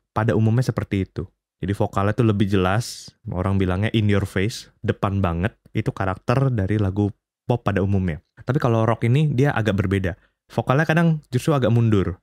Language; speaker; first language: Indonesian; native; Indonesian